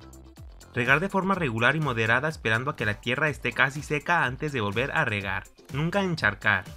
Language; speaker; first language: Spanish; native; Spanish